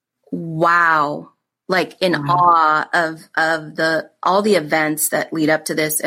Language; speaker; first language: English; native; English